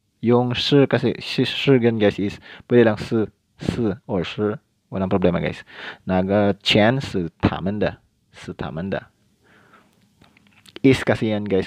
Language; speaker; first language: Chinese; non-native, learner; Filipino